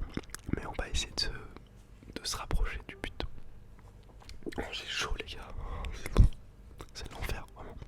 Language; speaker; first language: French; native; French